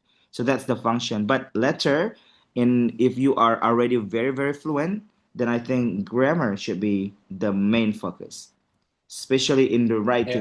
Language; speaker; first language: English; non-native, fluent; Indonesian